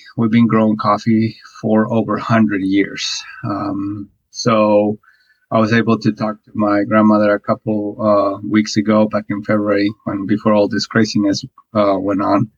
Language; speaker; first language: English; non-native, fluent; Spanish